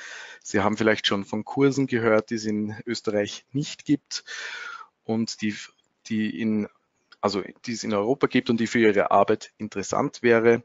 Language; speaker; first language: German; native; German